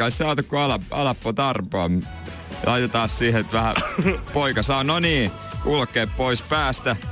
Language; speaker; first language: Finnish; native; Finnish